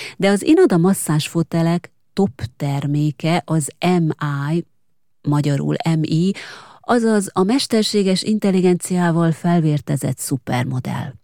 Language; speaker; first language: Hungarian; native; Hungarian